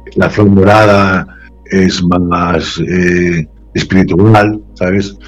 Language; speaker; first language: Spanish; native; Spanish